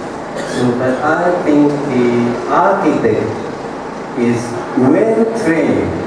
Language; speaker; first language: English; non-native, learner; Japanese